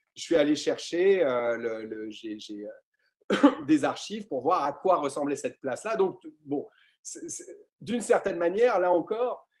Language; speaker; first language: French; native; French